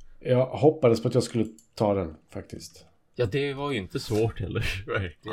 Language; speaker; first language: Swedish; native; Swedish